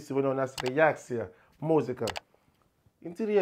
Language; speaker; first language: Russian; non-native, learner; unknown